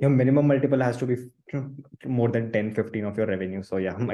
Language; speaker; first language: English; non-native, local second language; Hindi